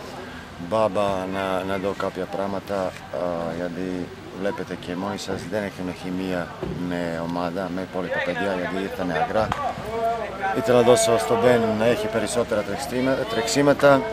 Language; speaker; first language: Greek; non-native, learner; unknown